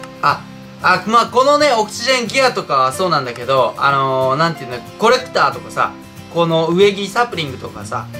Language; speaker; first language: Japanese; native; Japanese